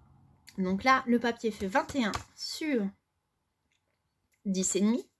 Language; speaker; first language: French; native; French